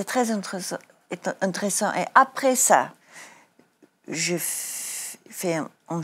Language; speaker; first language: French; non-native, learner; Afrikaans